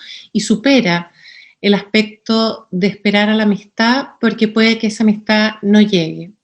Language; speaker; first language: Spanish; native; Spanish